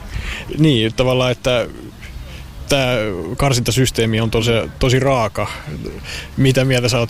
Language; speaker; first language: Finnish; native; Finnish